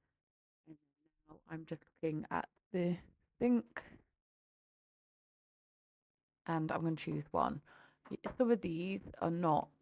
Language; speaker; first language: English; native; English